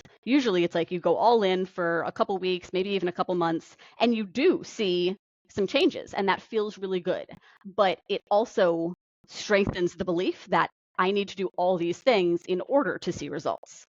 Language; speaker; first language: English; native; English